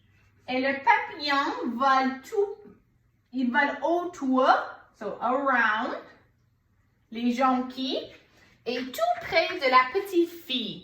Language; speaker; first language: French; non-native, fluent; English